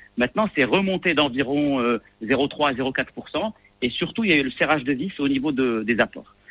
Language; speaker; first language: French; non-native, local second language; Arabic